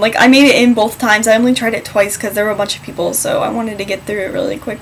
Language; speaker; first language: English; native; English